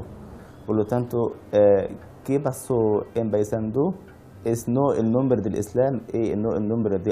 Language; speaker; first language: Spanish; non-native, learner; Arabic